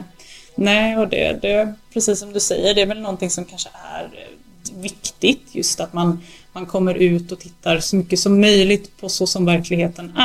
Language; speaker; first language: Swedish; native; Swedish